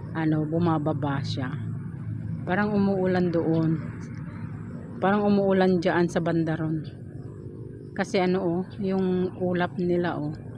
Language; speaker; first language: Filipino; non-native, local second language; Iloko